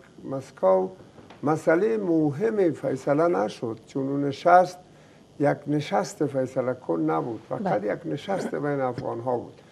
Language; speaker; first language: Persian; native; Persian